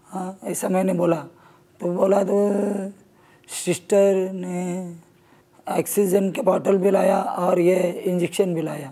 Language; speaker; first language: Hindi; non-native, local second language; Marathi